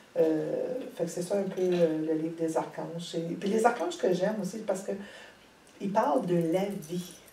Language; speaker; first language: French; native; French